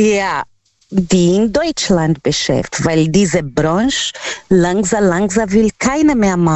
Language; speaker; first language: German; non-native, learner; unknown